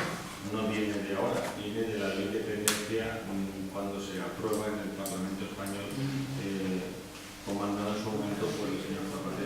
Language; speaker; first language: Spanish; native; Spanish